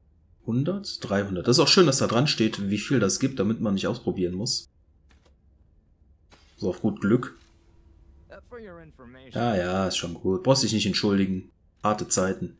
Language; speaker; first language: German; native; German